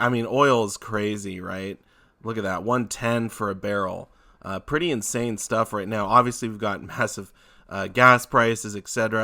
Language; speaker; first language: English; native; English